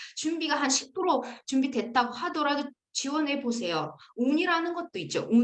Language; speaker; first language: Korean; non-native, fluent; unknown